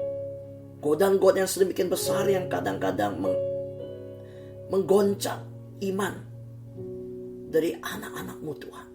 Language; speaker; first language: Indonesian; native; Indonesian